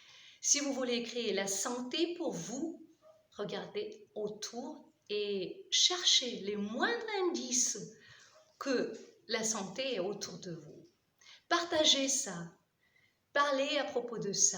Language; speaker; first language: French; non-native, fluent; Russian